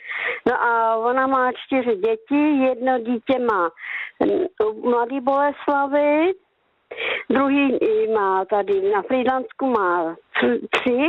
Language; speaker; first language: Czech; native; Czech